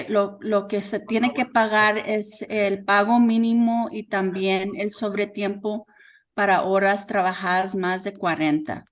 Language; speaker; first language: Spanish; early bilingual, heritage; Spanish